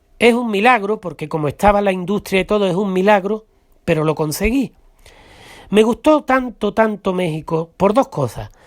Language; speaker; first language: Spanish; native; Spanish